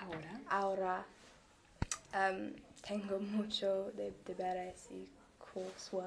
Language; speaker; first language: Spanish; non-native, learner; English